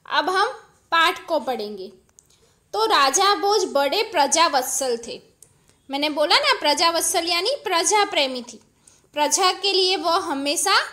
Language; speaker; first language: Hindi; non-native, local second language; Gujarati